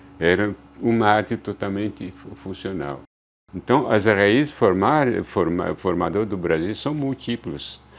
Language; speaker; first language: Portuguese; non-native, fluent; Luba-Lulua